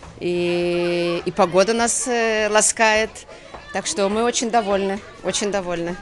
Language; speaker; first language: Russian; native; Russian